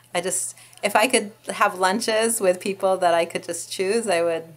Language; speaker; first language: English; non-native, fluent; Hebrew